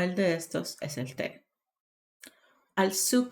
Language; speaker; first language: Spanish; non-native, learner; English